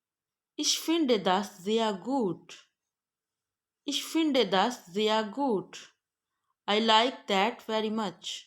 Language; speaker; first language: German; non-native, fluent; Urdu